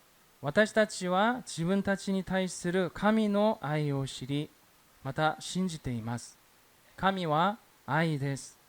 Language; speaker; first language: Japanese; non-native, fluent; Korean